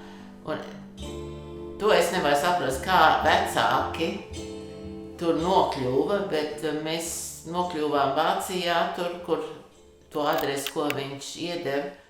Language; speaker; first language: Latvian; early bilingual, other home language; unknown